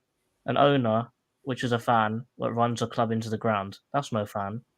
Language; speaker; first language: English; native; English